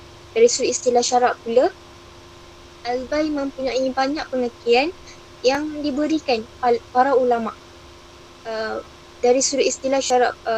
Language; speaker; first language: Malay; native; Malay